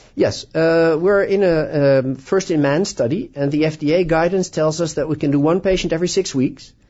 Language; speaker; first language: English; non-native, fluent; Dutch